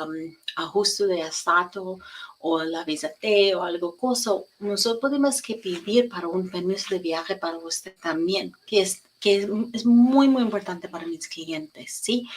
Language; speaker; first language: Spanish; non-native, learner; English